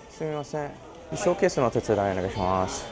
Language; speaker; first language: Japanese; non-native, learner; English